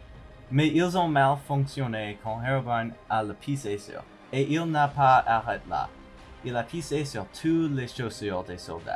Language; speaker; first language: French; non-native, learner; English